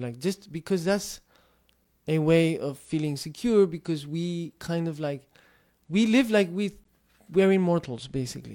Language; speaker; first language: English; non-native, fluent; Tibetan